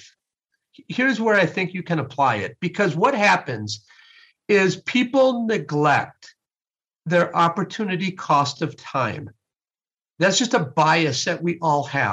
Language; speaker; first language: English; native; English